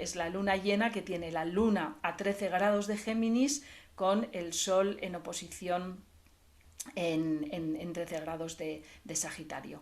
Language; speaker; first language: Spanish; native; Spanish